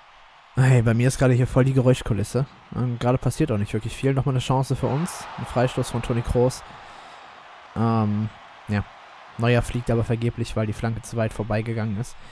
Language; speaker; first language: German; native; German